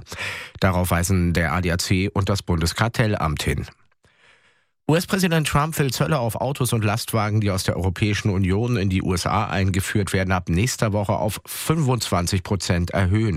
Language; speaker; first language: German; native; German